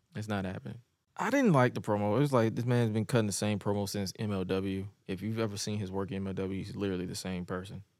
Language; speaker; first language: English; native; English